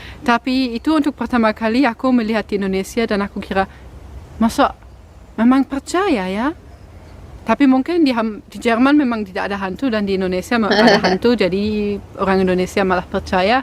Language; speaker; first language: Indonesian; non-native, fluent; German